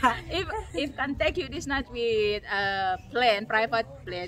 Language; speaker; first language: English; non-native, learner; Indonesian